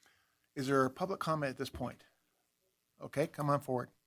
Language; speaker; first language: English; native; English